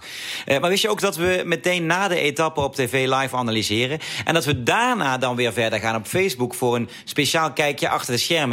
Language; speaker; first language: Dutch; native; Dutch